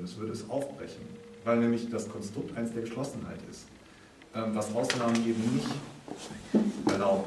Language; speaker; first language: German; native; German